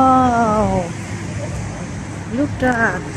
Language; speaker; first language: English; non-native, local second language; Filipino